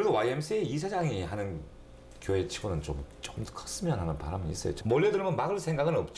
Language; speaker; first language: Korean; native; Korean